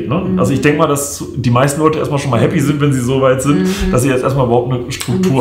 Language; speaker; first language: German; native; German